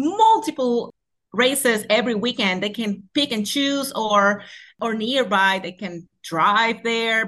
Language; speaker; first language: English; non-native, fluent; Spanish